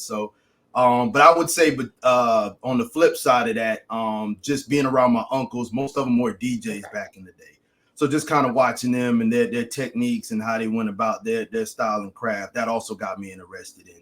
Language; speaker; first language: English; native; English